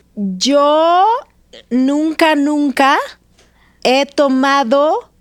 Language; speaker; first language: Spanish; non-native, fluent; Russian